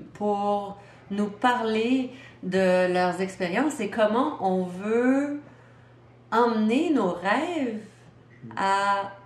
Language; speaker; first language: French; non-native, local second language; English